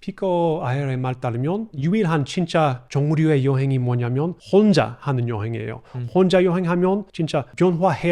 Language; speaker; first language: Korean; non-native, fluent; English